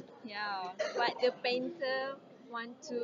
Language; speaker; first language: English; non-native, learner; Malay